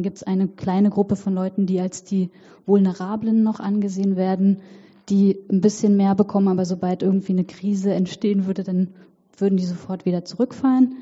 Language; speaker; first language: German; native; German